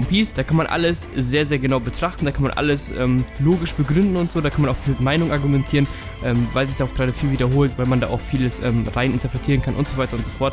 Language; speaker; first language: German; native; German